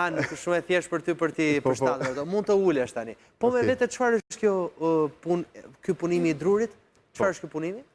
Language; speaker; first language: Albanian; native; Albanian